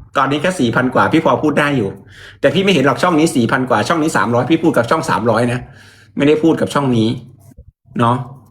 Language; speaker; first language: Thai; native; Thai